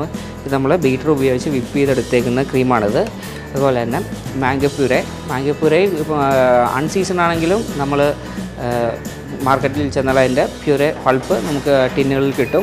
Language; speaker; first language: Malayalam; native; Malayalam